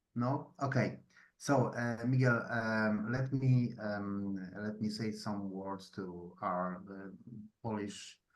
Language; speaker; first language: English; non-native, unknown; Polish